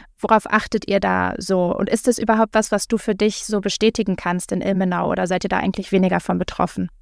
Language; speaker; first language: German; native; German